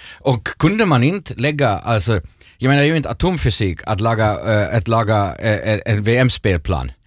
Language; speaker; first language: Swedish; non-native, fluent; German